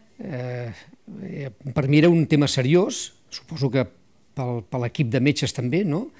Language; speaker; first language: Catalan; native; Catalan